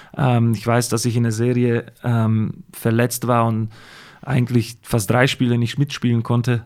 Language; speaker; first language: German; non-native, fluent; Slovak